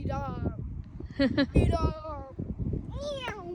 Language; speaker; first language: Gujarati; early bilingual, heritage; Gujarati